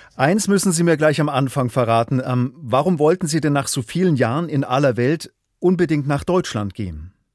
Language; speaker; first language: German; native; German